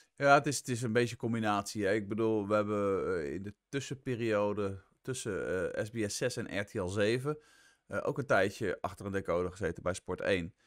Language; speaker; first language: Dutch; native; Dutch